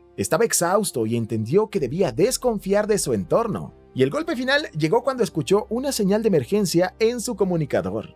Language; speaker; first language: Spanish; native; Spanish